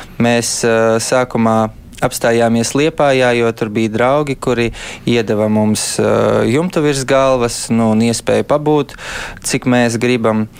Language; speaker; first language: Latvian; early bilingual, heritage; Latvian